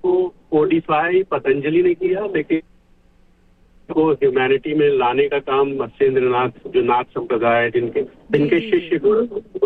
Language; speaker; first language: Hindi; native; Hindi